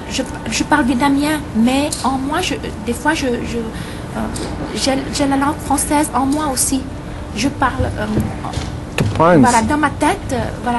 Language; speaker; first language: French; non-native, fluent; Vietnamese